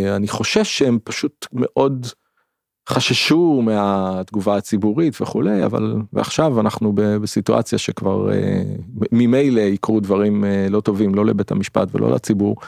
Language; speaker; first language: Hebrew; native; Hebrew